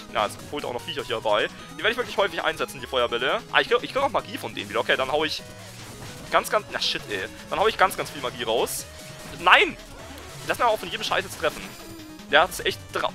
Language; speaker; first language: German; native; German